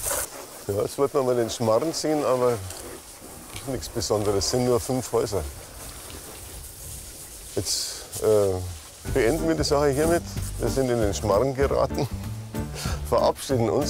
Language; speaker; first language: German; native; German